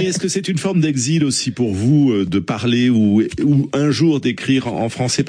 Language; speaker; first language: French; native; French